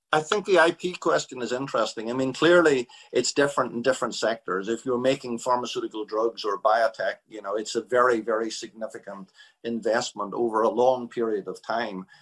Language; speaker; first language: English; native; English